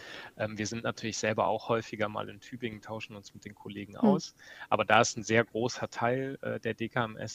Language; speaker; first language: German; native; German